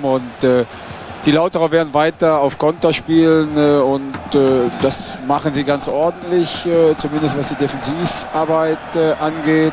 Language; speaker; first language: German; native; German